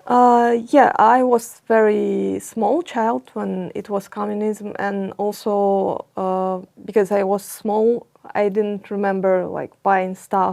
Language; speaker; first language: English; non-native, fluent; Russian